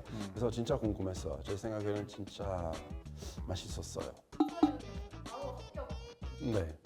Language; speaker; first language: Korean; non-native, fluent; Italian